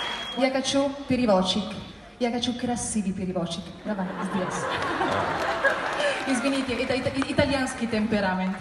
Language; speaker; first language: Russian; non-native, learner; Italian